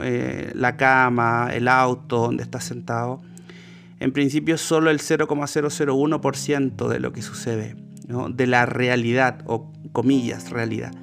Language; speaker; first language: Spanish; native; Spanish